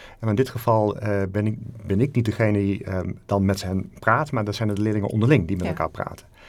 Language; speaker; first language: Dutch; native; Dutch